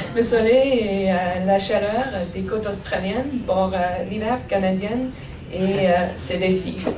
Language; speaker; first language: French; non-native, fluent; English